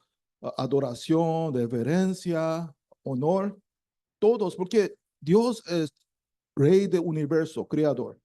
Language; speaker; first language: Spanish; non-native, learner; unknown